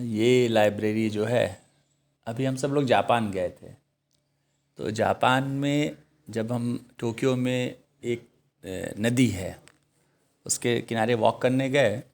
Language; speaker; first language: Hindi; native; Hindi